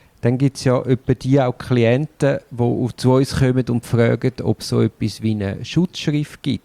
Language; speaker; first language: German; native; German